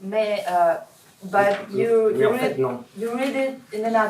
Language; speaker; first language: English; non-native, learner; Russian